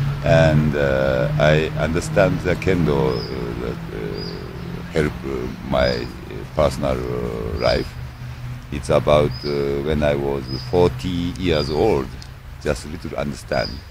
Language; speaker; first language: English; non-native, learner; Japanese